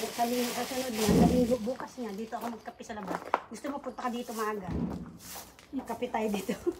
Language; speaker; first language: Filipino; native; Filipino